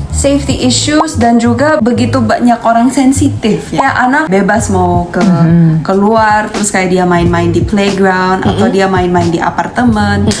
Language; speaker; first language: Indonesian; early bilingual, other home language; Korean